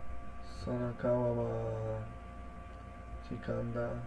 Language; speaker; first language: Japanese; non-native, learner; English